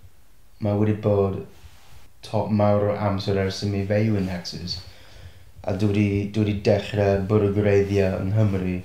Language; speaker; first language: Welsh; non-native, fluent; English